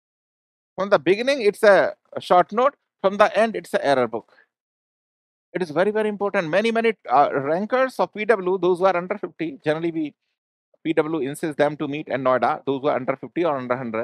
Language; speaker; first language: English; non-native, local second language; Hindi